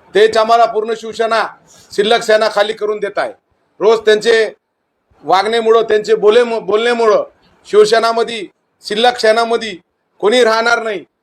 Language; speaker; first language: Marathi; non-native, local second language; Urdu